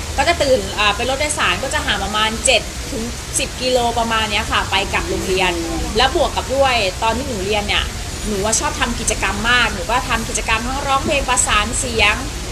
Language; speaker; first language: Thai; native; Thai